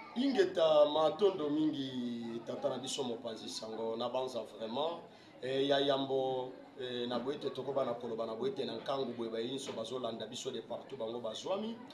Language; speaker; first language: Lingala; non-native, local second language; Kongo